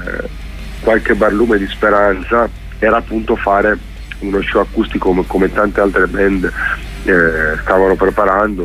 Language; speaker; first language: Italian; native; Italian